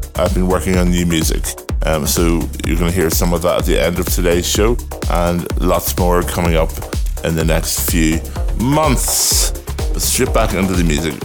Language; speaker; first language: English; native; English